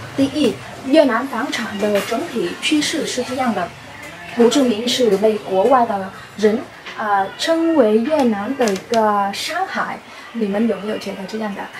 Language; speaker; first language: Chinese; non-native, fluent; Vietnamese